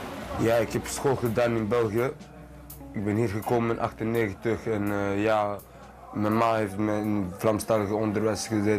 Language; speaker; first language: Dutch; early bilingual, other home language; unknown